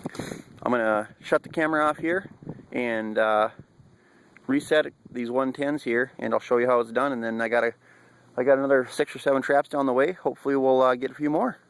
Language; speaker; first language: English; native; English